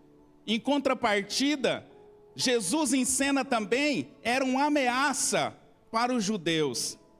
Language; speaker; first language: Portuguese; native; Portuguese